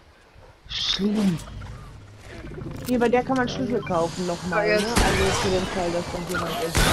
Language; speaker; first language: German; native; German